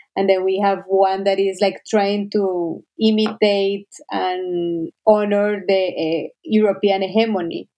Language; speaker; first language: English; non-native, fluent; Spanish